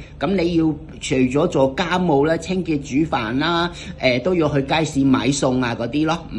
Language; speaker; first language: Cantonese; native; Cantonese